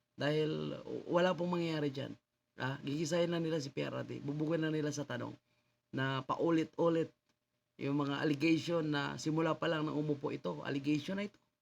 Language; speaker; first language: Filipino; native; Filipino